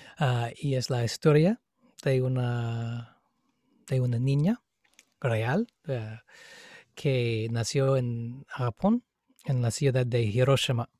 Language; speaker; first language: Spanish; non-native, fluent; English